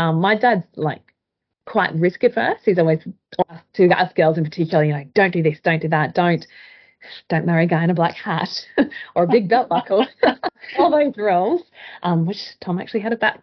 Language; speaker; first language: English; native; English